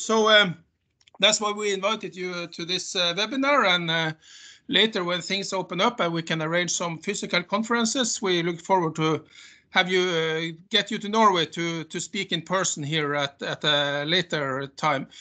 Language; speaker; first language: English; non-native, fluent; Norwegian